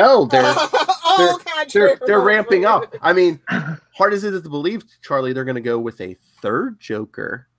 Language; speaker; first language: English; native; English